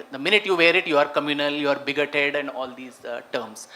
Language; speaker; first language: English; non-native, local second language; Kannada